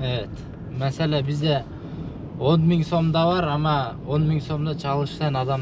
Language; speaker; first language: Turkish; non-native, learner; Kyrgyz